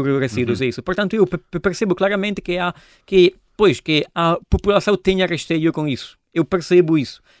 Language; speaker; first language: Portuguese; non-native, fluent; Italian